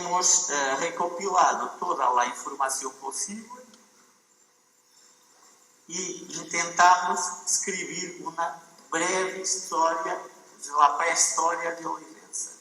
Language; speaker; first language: Portuguese; non-native, fluent; Spanish